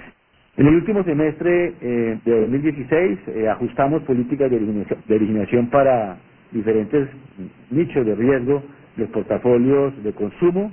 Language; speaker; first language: Spanish; native; Spanish